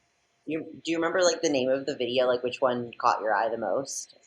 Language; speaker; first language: English; native; English